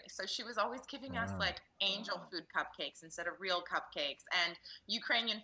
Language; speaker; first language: English; native; English